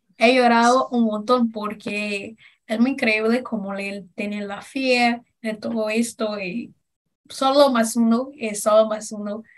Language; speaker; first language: Spanish; non-native, learner; Portuguese